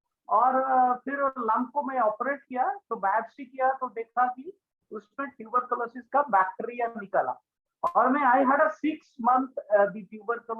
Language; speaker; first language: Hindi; non-native, local second language; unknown